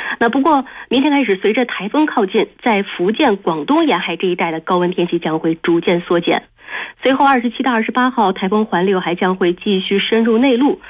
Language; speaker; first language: Chinese; native; Chinese